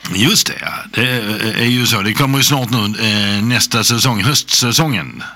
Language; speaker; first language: Swedish; native; Swedish